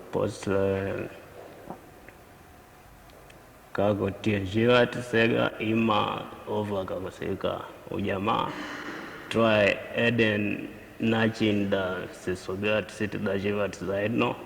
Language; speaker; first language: Macedonian; non-native, learner; Swahili